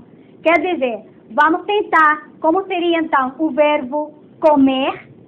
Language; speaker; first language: Portuguese; non-native, fluent; Spanish